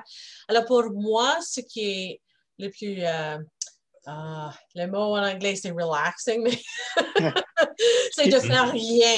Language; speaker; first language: French; non-native, local second language; English